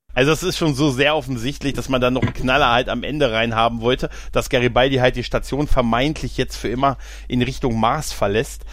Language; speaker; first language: German; native; German